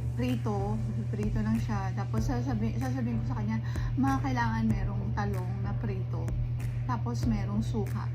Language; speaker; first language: Filipino; non-native, local second language; Pampanga